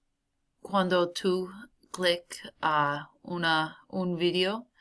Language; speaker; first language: Spanish; non-native, learner; English